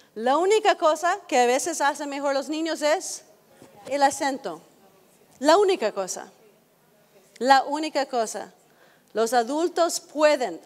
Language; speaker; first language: Spanish; non-native, fluent; English